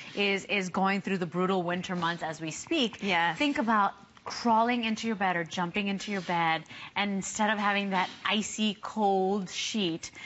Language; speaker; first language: English; native; English